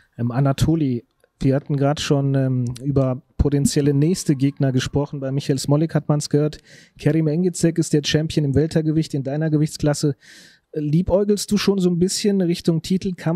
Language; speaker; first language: German; native; German